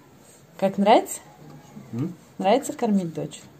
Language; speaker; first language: Russian; native; Russian